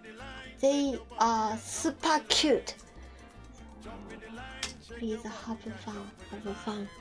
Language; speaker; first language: English; non-native, learner; Japanese